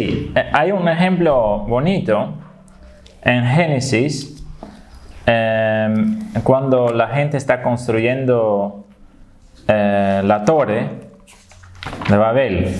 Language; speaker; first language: Spanish; non-native, fluent; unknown